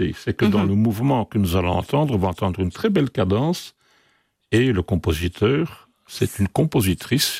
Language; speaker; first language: French; native; French